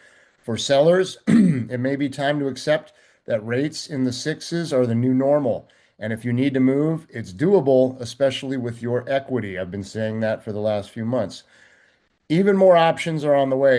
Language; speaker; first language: English; native; English